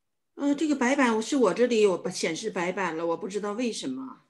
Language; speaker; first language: Chinese; native; Chinese